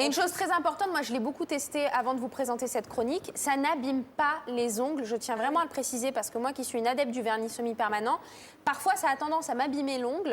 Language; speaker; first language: French; native; French